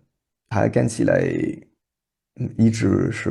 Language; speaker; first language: Chinese; non-native, learner; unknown